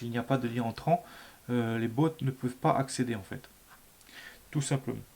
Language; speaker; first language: French; native; French